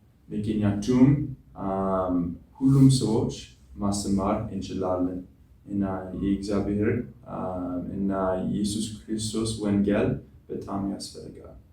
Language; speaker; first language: Amharic; non-native, learner; English